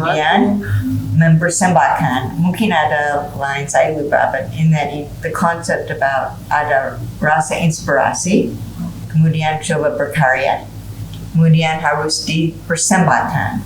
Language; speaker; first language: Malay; non-native, fluent; English